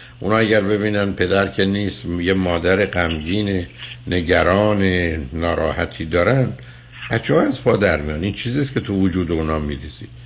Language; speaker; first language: Persian; native; Persian